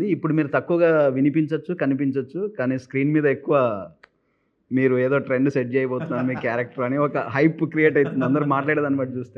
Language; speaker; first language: Telugu; native; Telugu